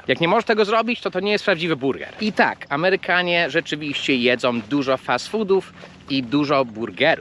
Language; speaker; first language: Polish; early bilingual, heritage; Polish